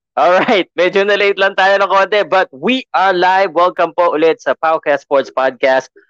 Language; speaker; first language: Filipino; native; Filipino